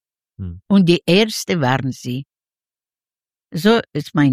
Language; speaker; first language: German; non-native, learner; Yiddish